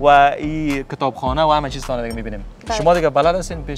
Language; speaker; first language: Persian; native; Persian